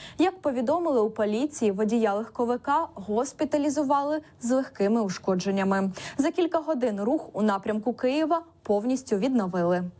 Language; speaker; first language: Ukrainian; native; Ukrainian